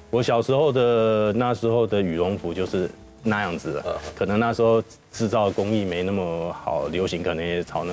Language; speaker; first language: Chinese; native; Chinese